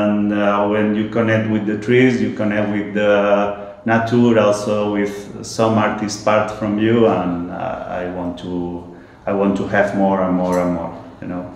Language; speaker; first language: English; non-native, learner; Spanish